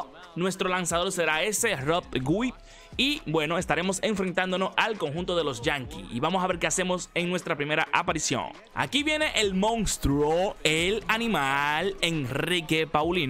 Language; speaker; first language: Spanish; native; Spanish